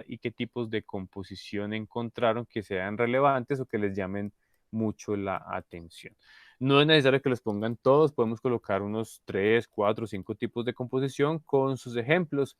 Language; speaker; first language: Spanish; native; Spanish